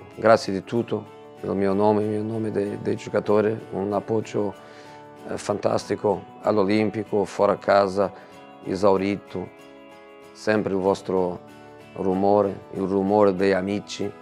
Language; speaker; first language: Italian; non-native, fluent; Portuguese